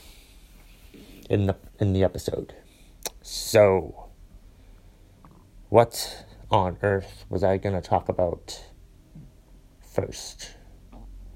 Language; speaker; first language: English; native; English